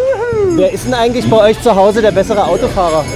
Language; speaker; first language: German; native; German